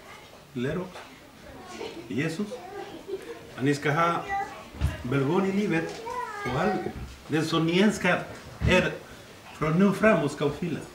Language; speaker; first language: Swedish; non-native, learner; Spanish